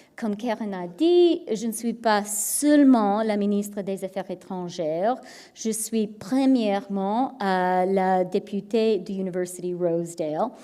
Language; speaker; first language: French; non-native, local second language; English